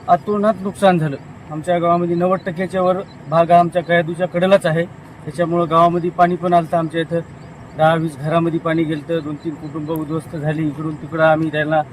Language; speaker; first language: Marathi; native; Marathi